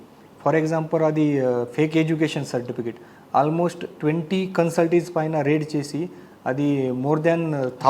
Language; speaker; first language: Telugu; non-native, fluent; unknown